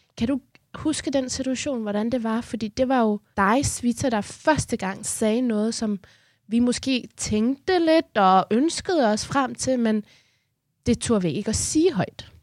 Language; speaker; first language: Danish; early bilingual, other home language; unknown